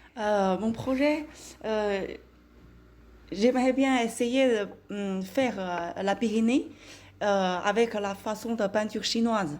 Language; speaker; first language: French; non-native, learner; Chinese